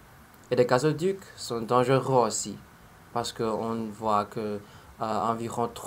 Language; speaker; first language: French; non-native, learner; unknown